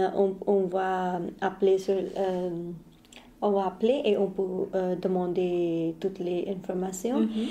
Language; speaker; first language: French; non-native, learner; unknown